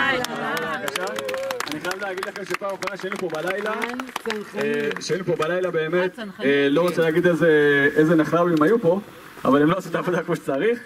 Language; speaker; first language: Hebrew; native; Hebrew